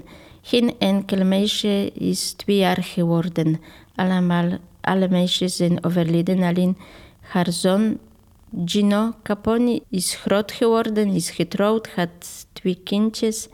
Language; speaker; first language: Dutch; non-native, fluent; Polish